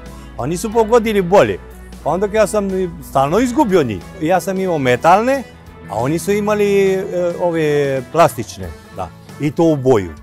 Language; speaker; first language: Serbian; non-native, local second language; Romanian